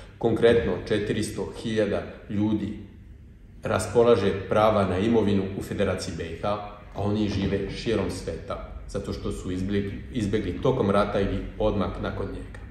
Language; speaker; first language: Bosnian; non-native, fluent; French